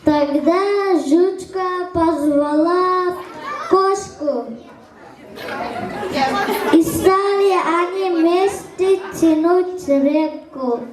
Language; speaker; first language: Russian; non-native, learner; Uzbek